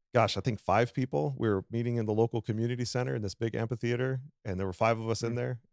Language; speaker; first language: English; native; English